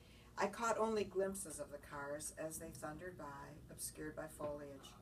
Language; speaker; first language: English; native; English